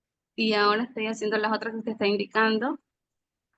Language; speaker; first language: Spanish; native; Spanish